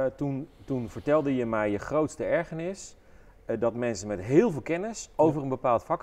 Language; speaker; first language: Dutch; native; Dutch